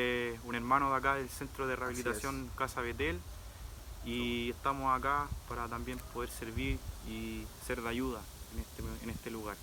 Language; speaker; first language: Spanish; native; Spanish